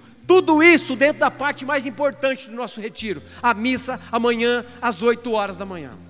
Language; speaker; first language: Portuguese; native; Portuguese